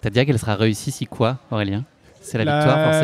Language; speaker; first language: French; native; French